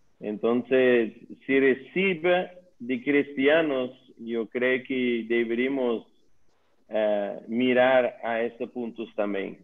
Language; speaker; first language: Spanish; non-native, learner; Dutch